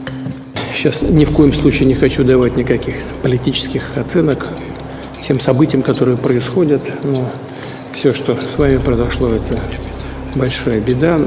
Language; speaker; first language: Russian; native; Russian